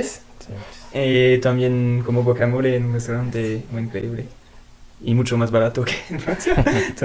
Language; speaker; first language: Spanish; non-native, learner; French